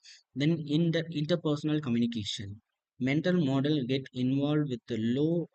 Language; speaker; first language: English; non-native, local second language; Tamil